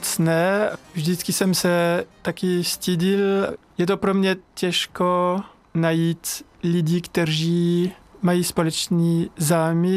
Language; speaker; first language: Czech; non-native, learner; French